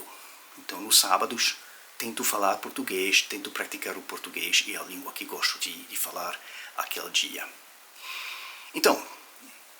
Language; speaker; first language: Portuguese; non-native, fluent; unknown